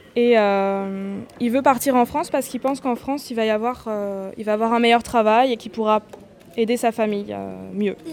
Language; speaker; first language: French; native; French